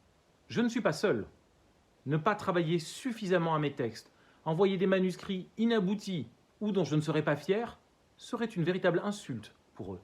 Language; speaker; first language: French; native; French